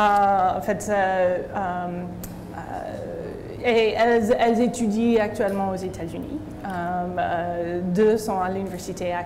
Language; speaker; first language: French; non-native, fluent; English